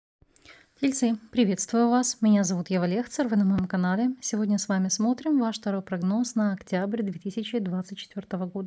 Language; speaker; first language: Russian; native; Russian